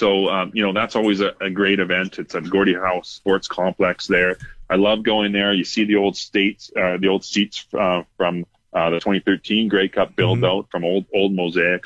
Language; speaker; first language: English; native; English